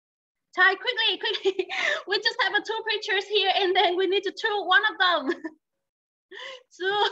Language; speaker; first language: English; non-native, learner; Vietnamese